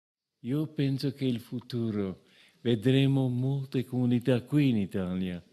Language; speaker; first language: Italian; non-native, fluent; English